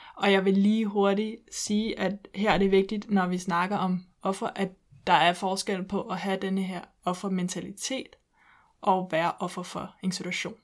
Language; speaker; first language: Danish; early bilingual, heritage; Danish